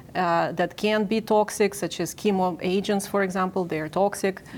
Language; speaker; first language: English; non-native, fluent; Ukrainian